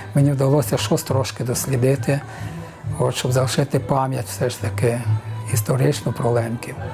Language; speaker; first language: Ukrainian; native; Ukrainian